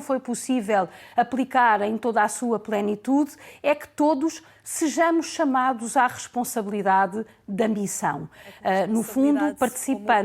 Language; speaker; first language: Portuguese; native; Portuguese